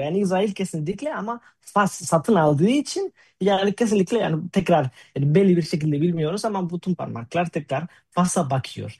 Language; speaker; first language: Turkish; non-native, fluent; Spanish